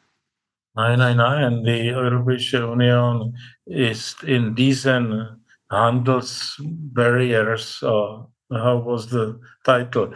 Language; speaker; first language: German; non-native, fluent; Czech